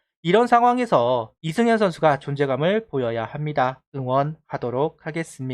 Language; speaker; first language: Korean; native; Korean